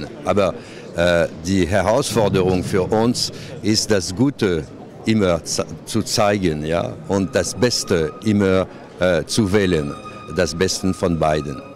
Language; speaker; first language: German; non-native, fluent; French